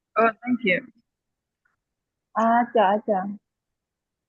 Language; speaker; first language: English; non-native, learner; Indonesian